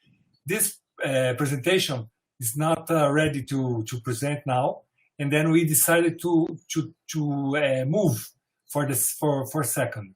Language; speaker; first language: English; non-native, fluent; Portuguese